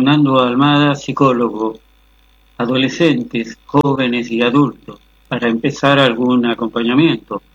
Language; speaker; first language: Spanish; native; Spanish